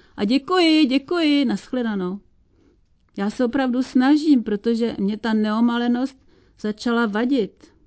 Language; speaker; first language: Czech; native; Czech